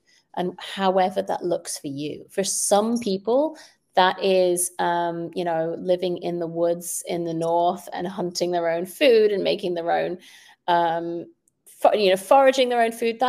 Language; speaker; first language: English; native; English